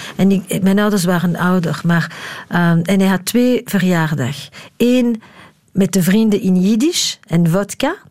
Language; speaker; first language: Dutch; native; Dutch